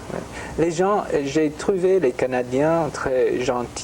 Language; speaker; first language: French; non-native, fluent; English